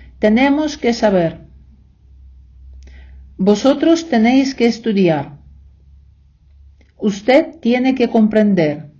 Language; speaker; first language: Spanish; non-native, fluent; Ukrainian